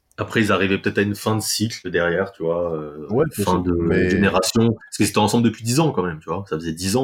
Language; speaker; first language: French; native; French